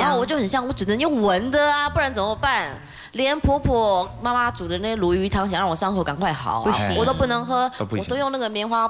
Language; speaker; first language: Chinese; native; Chinese